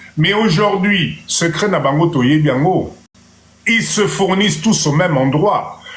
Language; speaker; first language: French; non-native, local second language; Lingala